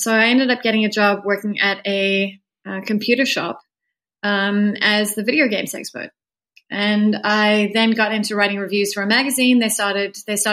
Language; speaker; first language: English; native; English